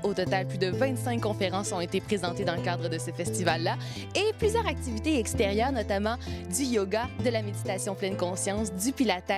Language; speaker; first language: French; native; French